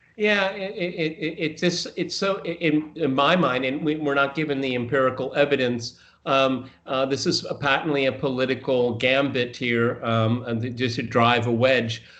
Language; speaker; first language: English; native; English